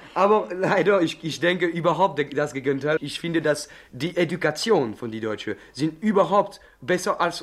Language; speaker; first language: German; non-native, learner; French